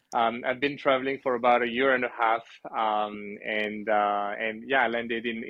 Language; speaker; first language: English; non-native, fluent; French